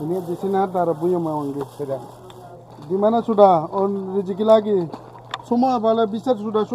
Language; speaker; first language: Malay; non-native, learner; Arabic